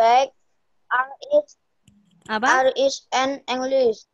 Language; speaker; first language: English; non-native, learner; Indonesian